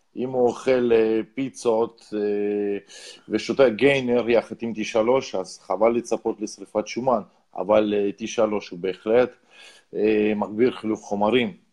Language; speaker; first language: Hebrew; non-native, fluent; Russian